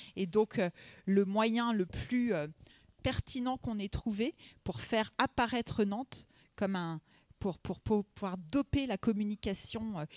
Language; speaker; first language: French; native; French